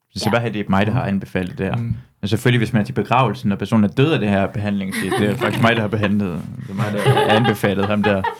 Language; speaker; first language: Danish; native; Danish